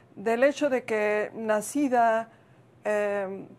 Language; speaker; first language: Spanish; early bilingual, heritage; Spanish